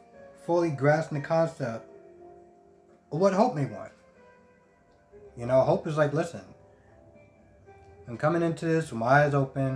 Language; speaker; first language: English; native; English